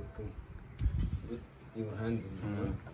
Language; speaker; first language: English; non-native, learner; Korean